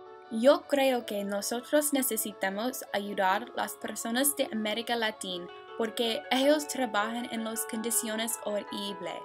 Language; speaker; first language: Spanish; non-native, learner; English